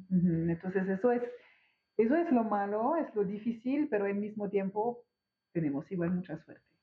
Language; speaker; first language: Spanish; non-native, fluent; French